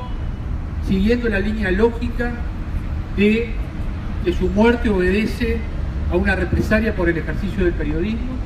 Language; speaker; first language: Spanish; native; Spanish